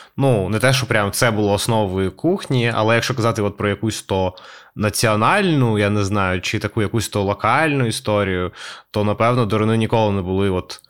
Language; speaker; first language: Ukrainian; native; Ukrainian